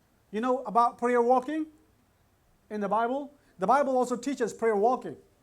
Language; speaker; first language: English; non-native, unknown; Burmese